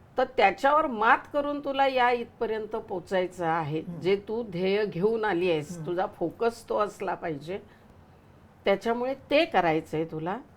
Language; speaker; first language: Marathi; native; Marathi